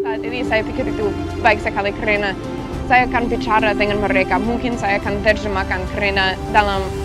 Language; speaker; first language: Indonesian; non-native, fluent; English